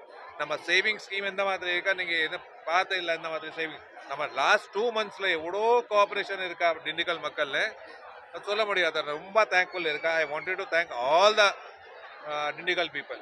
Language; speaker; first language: Tamil; non-native, learner; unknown